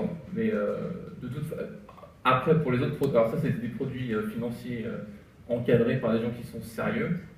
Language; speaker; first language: French; native; French